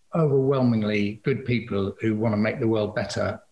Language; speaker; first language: English; native; English